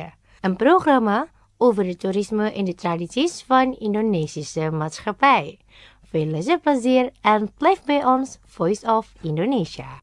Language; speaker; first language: Dutch; non-native, learner; Indonesian